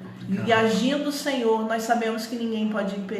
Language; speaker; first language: Portuguese; native; Portuguese